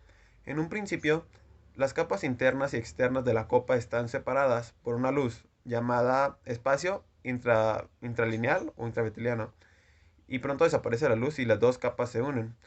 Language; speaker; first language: Spanish; native; Spanish